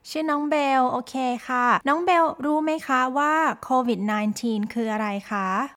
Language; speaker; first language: Thai; native; Thai